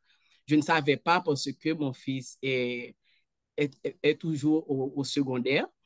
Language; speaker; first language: French; non-native, local second language; Haitian Creole